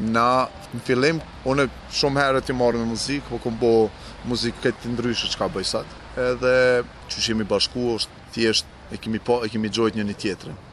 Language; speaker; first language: Albanian; non-native, local second language; Romany